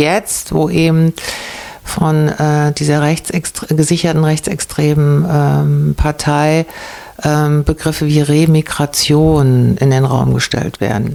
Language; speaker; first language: German; native; German